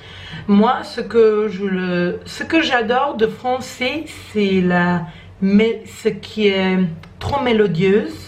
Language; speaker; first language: French; non-native, learner; Croatian